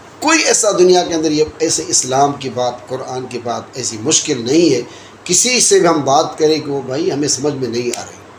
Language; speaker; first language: Urdu; non-native, local second language; Sindhi